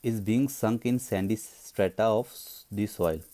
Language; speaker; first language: English; non-native, local second language; Punjabi